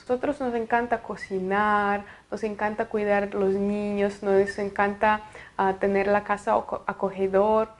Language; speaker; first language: Spanish; non-native, fluent; Russian